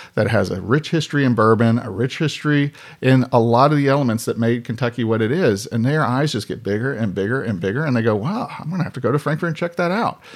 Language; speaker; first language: English; native; English